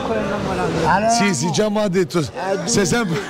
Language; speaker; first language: Italian; native; Italian